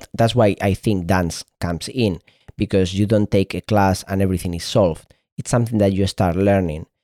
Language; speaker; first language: English; non-native, fluent; Spanish